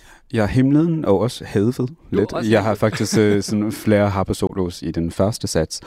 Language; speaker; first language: Danish; non-native, fluent; English